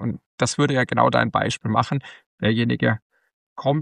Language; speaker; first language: German; native; German